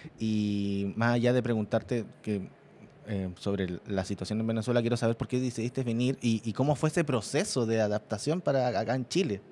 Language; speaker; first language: Spanish; native; Spanish